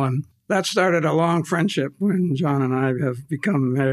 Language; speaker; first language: English; native; English